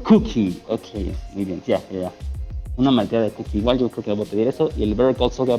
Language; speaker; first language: Spanish; native; Spanish